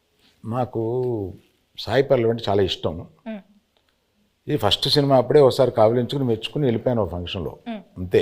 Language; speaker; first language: Telugu; native; Telugu